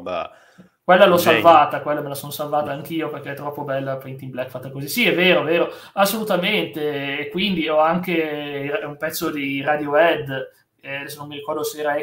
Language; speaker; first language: Italian; native; Italian